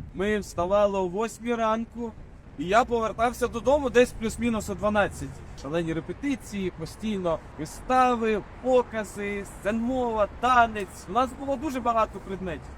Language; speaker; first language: Ukrainian; non-native, local second language; Russian